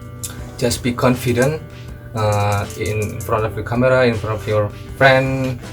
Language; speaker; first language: English; non-native, learner; Indonesian